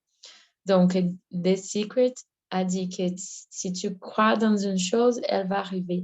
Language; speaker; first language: French; non-native, learner; Portuguese